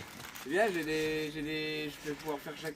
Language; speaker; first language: French; native; French